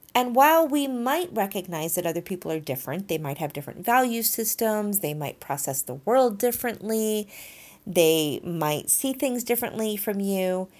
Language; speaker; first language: English; native; English